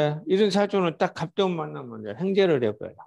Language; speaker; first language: Korean; native; Korean